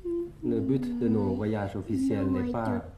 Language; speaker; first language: French; early bilingual, other home language; Thai